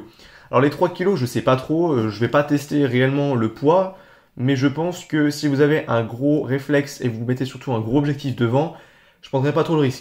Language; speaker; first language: French; native; French